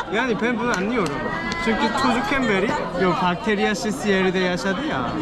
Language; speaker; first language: Turkish; non-native, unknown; Korean